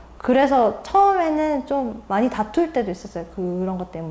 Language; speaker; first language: Korean; native; Korean